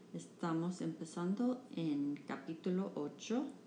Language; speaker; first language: Spanish; non-native, learner; English